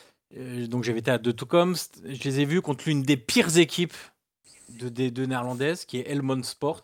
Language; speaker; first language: French; native; French